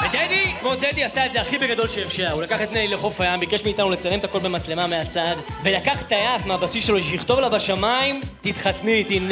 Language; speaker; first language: Hebrew; native; Hebrew